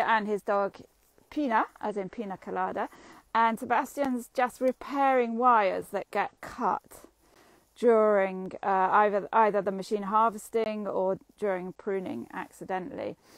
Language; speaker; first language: English; native; English